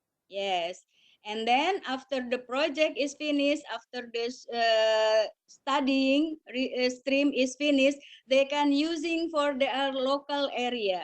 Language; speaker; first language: English; non-native, learner; Indonesian